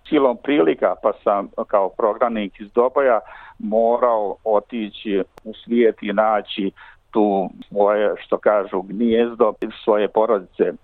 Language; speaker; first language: Bosnian; native; Bosnian